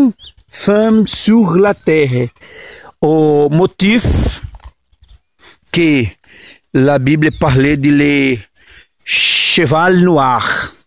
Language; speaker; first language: French; non-native, learner; Portuguese